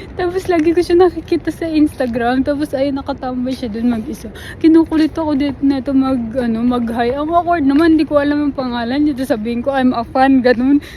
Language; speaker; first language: Filipino; native; Filipino